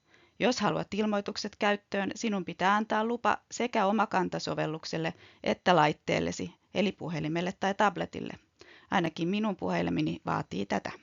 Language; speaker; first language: Finnish; native; Finnish